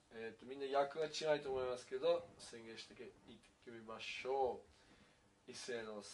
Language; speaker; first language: Japanese; non-native, fluent; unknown